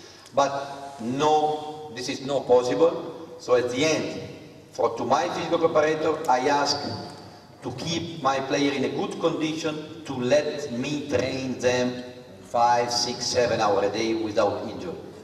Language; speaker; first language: English; non-native, fluent; Italian